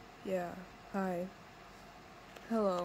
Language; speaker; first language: English; native; English